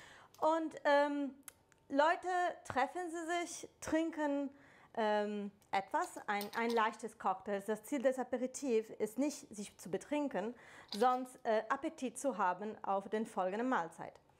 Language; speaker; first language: German; non-native, fluent; Italian